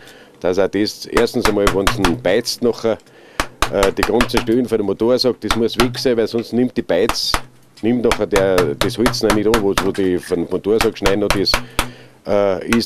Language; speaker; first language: German; native; German